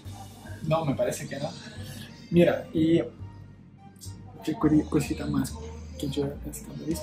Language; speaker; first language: Spanish; non-native, learner; Ukrainian